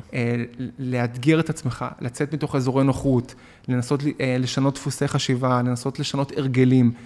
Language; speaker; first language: Hebrew; native; Hebrew